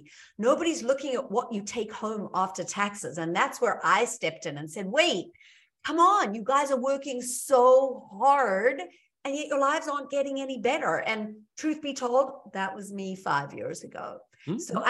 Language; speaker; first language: English; native; English